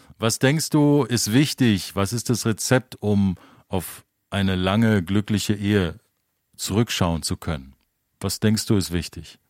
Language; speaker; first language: German; native; German